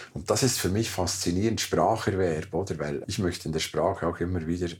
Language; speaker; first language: German; native; German